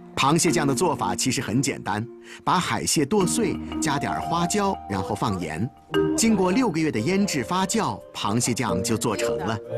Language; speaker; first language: Chinese; native; Chinese